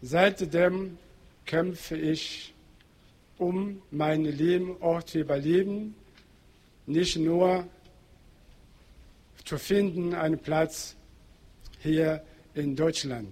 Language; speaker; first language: German; non-native, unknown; Portuguese